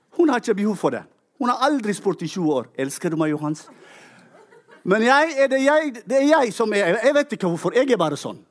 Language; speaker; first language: Norwegian; non-native, fluent; Tigrinya